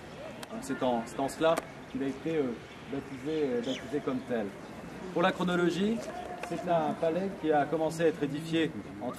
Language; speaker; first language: French; native; French